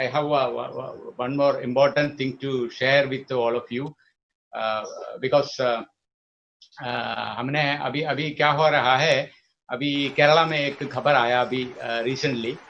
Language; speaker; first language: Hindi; non-native, local second language; Malayalam